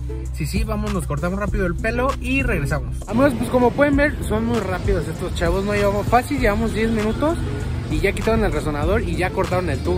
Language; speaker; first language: Spanish; native; Spanish